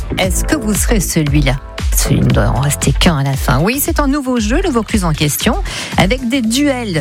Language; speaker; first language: French; native; French